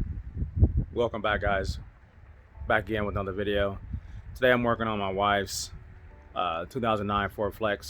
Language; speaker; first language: English; native; English